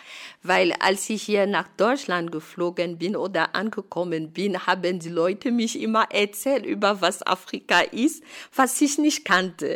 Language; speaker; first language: German; non-native, fluent; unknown